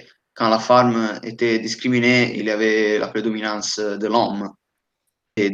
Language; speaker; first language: French; non-native, fluent; Italian